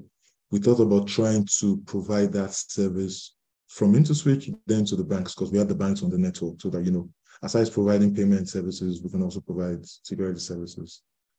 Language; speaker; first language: English; non-native, local second language; Yoruba